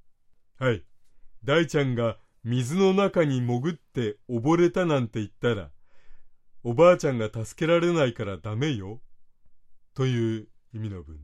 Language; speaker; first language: Japanese; native; Japanese